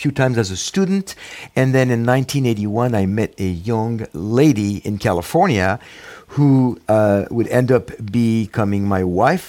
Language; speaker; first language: English; non-native, fluent; French